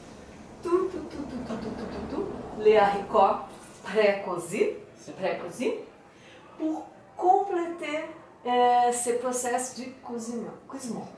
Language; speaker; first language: French; non-native, learner; Portuguese